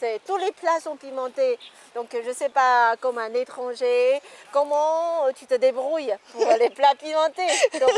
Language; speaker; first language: French; non-native, fluent; Chinese